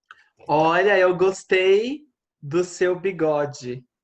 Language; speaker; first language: Portuguese; non-native, fluent; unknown